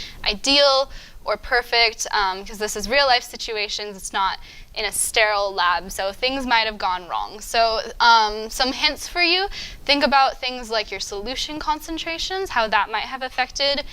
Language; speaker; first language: English; native; English